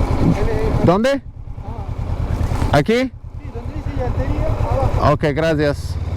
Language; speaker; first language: Spanish; non-native, learner; English